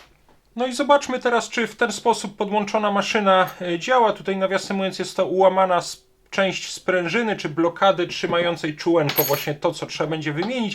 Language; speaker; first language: Polish; native; Polish